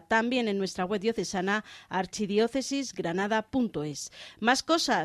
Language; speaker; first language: Spanish; native; Spanish